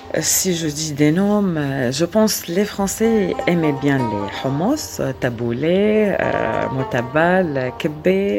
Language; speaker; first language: French; non-native, learner; Arabic